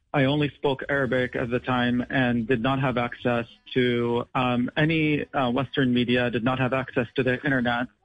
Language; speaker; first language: English; non-native, fluent; Arabic